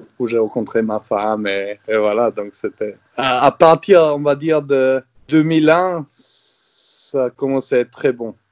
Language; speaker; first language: French; non-native, fluent; Serbian